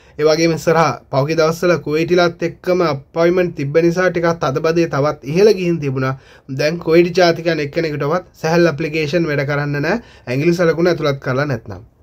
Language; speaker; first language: Sinhala; non-native, local second language; Tamil